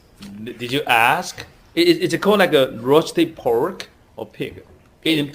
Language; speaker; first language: English; non-native, learner; Chinese